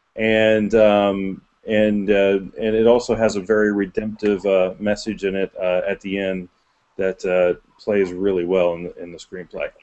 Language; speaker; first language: English; native; English